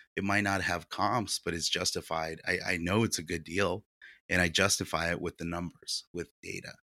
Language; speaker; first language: English; early bilingual, other home language; Russian